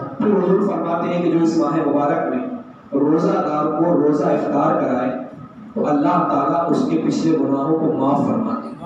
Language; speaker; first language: Urdu; native; Urdu